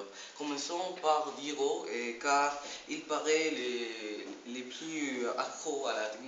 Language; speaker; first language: French; non-native, learner; Spanish